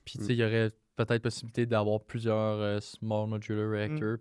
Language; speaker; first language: French; native; French